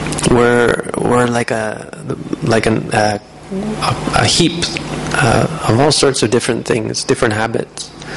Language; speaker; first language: English; native; English